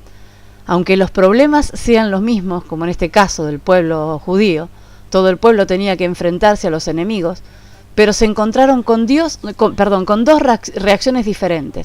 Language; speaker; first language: Spanish; native; Spanish